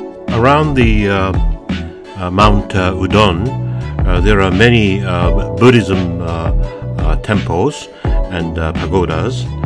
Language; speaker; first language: English; non-native, fluent; Japanese